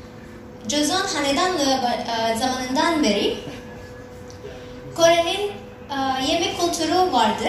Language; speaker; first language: Turkish; non-native, learner; Indonesian